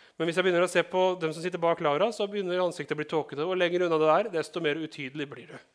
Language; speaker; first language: Norwegian; native; Norwegian